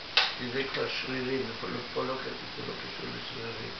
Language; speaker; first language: Hebrew; non-native, fluent; Russian